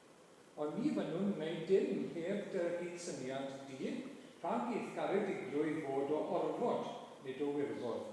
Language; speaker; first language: Welsh; native; Welsh